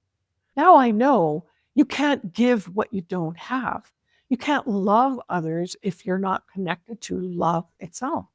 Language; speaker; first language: English; native; English